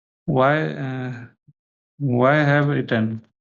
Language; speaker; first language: English; non-native, learner; Hindi